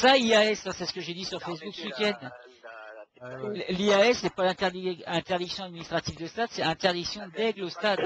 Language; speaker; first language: French; native; French